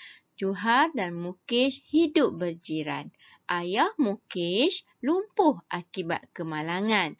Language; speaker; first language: Malay; native; Malay